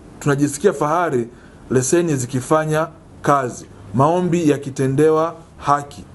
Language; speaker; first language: Swahili; native; Swahili